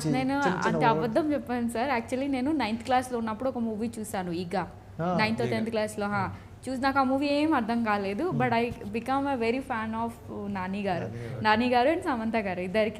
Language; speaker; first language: Telugu; non-native, learner; Odia